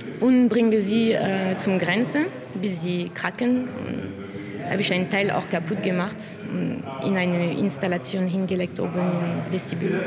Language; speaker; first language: German; non-native, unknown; French